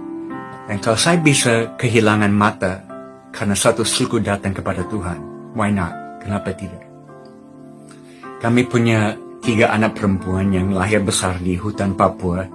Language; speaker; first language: Indonesian; non-native, fluent; English